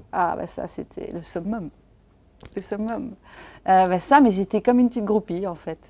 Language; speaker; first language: French; native; French